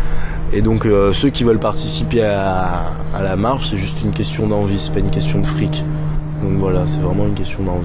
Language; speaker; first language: French; native; French